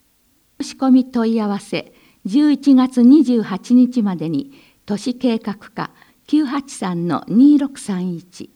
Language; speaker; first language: Japanese; native; Japanese